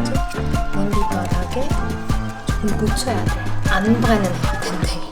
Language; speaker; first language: Korean; non-native, fluent; German